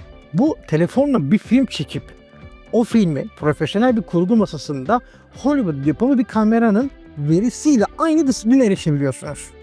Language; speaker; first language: Turkish; native; Turkish